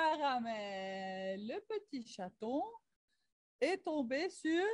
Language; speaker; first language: French; non-native, local second language; Arabic